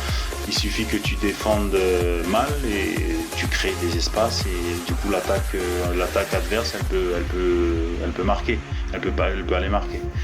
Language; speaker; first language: French; native; French